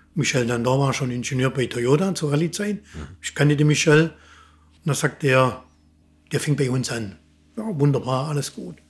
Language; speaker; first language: German; native; German